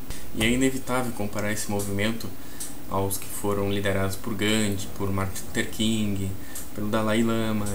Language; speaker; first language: Portuguese; native; Portuguese